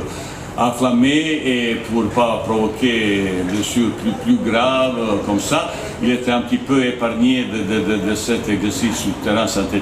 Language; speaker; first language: French; non-native, fluent; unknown